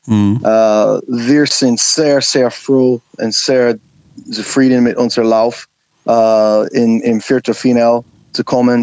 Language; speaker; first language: German; non-native, learner; English